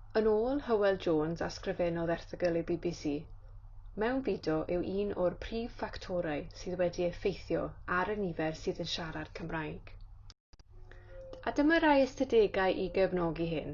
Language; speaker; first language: Welsh; native; Welsh